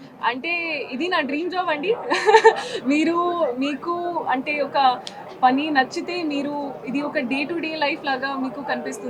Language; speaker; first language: Telugu; non-native, fluent; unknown